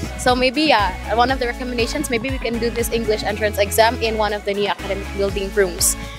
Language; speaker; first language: English; early bilingual, other home language; Indonesian